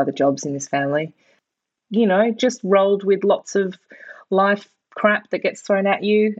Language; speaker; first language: English; native; English